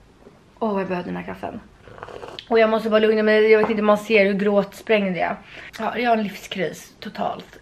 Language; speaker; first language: Swedish; native; Swedish